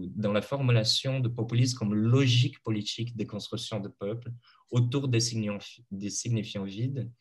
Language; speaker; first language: French; non-native, fluent; Portuguese